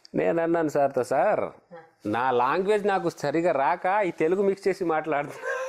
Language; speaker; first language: Telugu; non-native, local second language; Lambadi